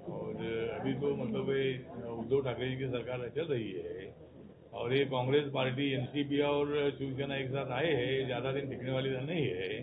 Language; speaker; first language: Hindi; non-native, local second language; Marathi